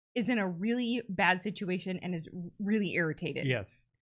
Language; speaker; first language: English; native; English